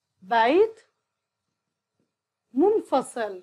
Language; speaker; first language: Arabic; native; Arabic